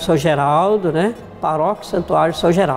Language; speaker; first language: Portuguese; native; Portuguese